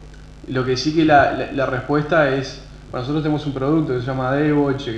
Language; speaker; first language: Spanish; native; Spanish